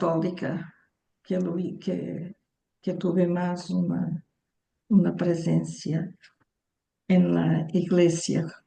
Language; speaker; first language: Spanish; early bilingual, heritage; Portuguese